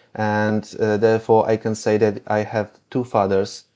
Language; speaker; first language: English; non-native, fluent; Polish